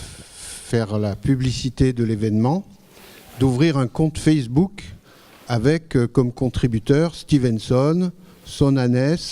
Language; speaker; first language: French; native; French